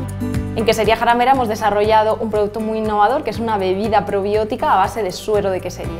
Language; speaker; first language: Spanish; native; Spanish